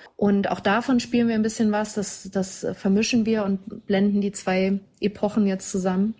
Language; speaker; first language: German; native; German